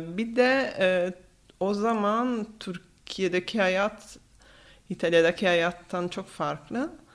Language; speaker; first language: Turkish; non-native, fluent; Italian